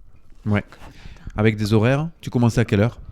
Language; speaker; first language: French; native; French